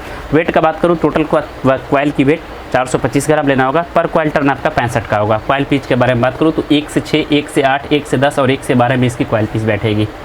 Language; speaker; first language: Hindi; native; Hindi